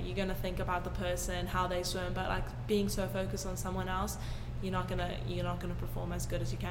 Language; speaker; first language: English; native; English